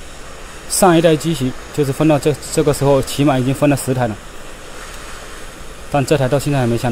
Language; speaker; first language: Chinese; native; Chinese